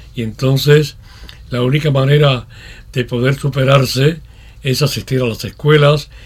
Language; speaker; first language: Spanish; native; Spanish